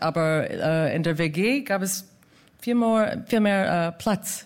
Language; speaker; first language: German; non-native, fluent; English